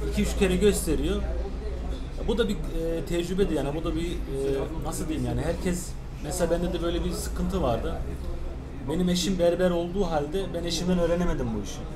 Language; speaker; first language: Turkish; early bilingual, heritage; Turkish